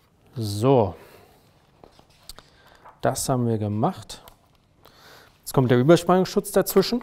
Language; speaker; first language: German; native; German